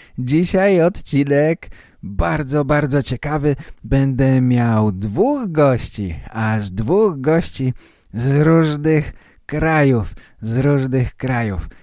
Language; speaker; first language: Polish; native; Polish